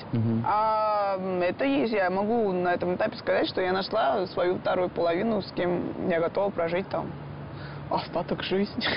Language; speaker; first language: Russian; non-native, fluent; Georgian